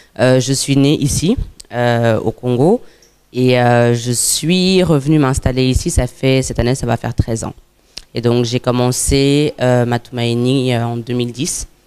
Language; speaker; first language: French; native; French